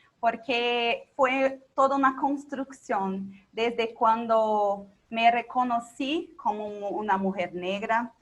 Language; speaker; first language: Spanish; non-native, local second language; Portuguese